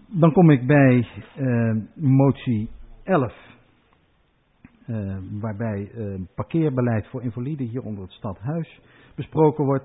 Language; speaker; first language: Dutch; native; Dutch